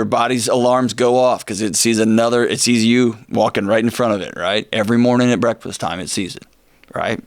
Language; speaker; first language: English; native; English